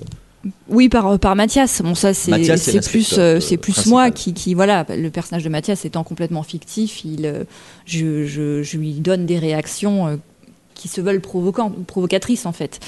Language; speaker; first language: French; native; French